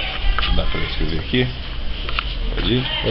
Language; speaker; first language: Portuguese; native; Portuguese